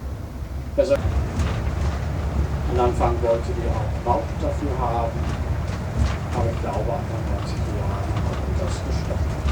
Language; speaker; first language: German; non-native, fluent; English